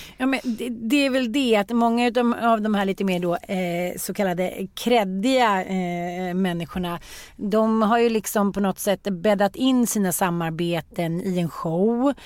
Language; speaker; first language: Swedish; native; Swedish